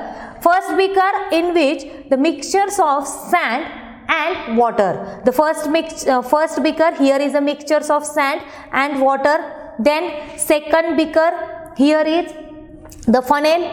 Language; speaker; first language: English; non-native, local second language; Marathi